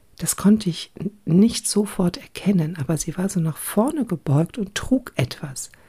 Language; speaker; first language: German; early bilingual, other home language; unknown